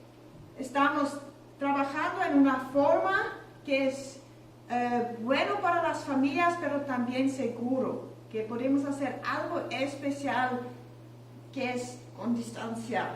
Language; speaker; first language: Spanish; non-native, learner; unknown